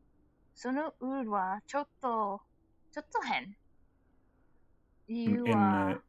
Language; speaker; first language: Japanese; non-native, learner; English